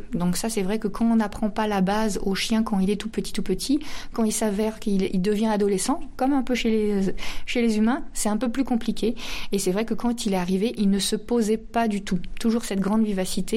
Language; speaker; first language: French; native; French